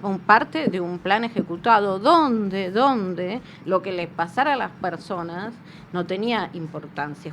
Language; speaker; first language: Spanish; native; Spanish